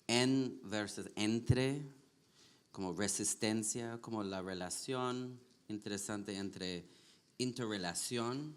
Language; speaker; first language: Spanish; non-native, learner; English